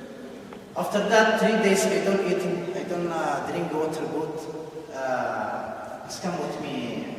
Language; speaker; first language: English; non-native, learner; Somali